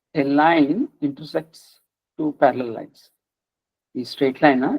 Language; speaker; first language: English; non-native, local second language; Kannada